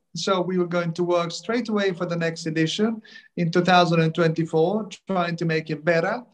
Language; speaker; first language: English; early bilingual, other home language; Italian